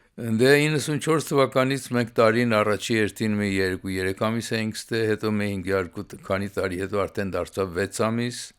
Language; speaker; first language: Armenian; early bilingual, heritage; Armenian